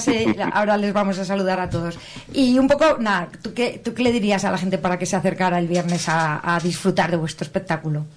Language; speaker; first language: Spanish; native; Spanish